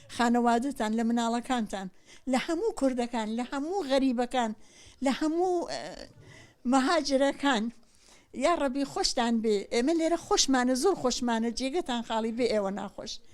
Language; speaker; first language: Central Kurdish; native; Central Kurdish